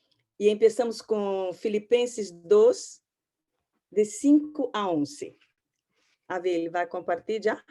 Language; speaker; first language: Portuguese; non-native, learner; Spanish